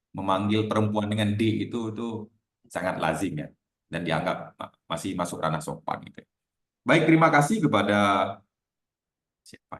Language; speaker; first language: Indonesian; native; Indonesian